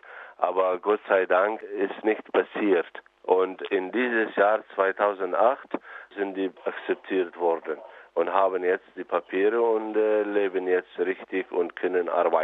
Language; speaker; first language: German; non-native, fluent; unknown